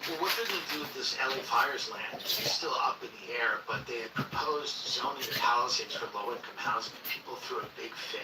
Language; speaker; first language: English; native; English